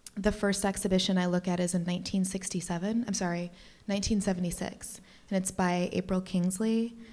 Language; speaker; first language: English; native; English